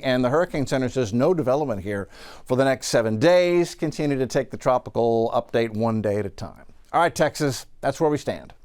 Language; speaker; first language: English; native; English